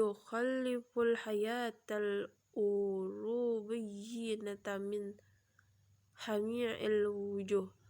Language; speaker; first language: Arabic; non-native, learner; Indonesian